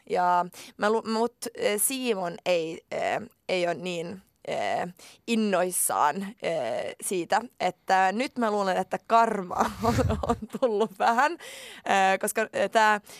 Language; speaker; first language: Finnish; non-native, local second language; Swedish